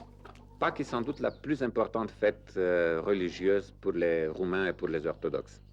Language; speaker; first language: French; non-native, fluent; Romanian